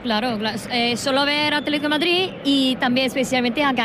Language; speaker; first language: Spanish; non-native, learner; Korean